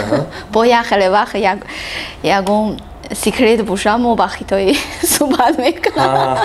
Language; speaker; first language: Persian; non-native, learner; Chinese